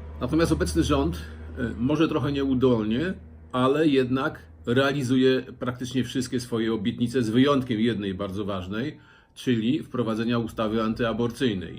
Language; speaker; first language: Polish; native; Polish